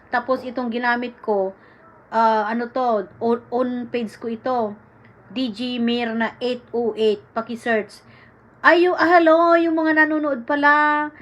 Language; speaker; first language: Filipino; non-native, local second language; Iloko